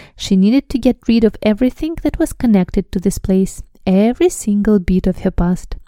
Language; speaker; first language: English; non-native, fluent; Russian